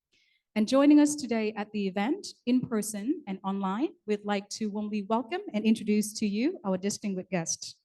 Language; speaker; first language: English; non-native, local second language; Vietnamese